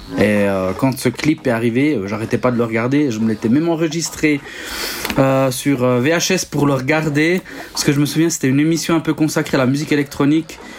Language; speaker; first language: French; non-native, local second language; Italian